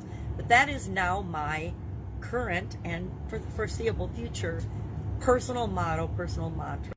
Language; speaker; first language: English; native; English